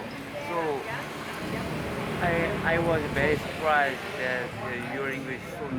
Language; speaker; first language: English; non-native, learner; Korean